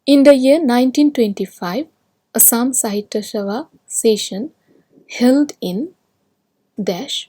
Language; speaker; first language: English; non-native, local second language; Assamese